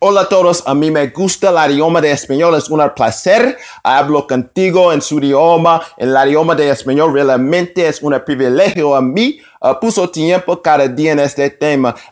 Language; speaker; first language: Spanish; non-native, learner; English